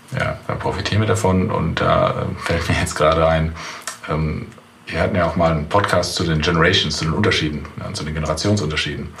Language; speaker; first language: German; native; German